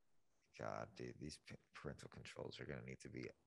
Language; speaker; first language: English; native; English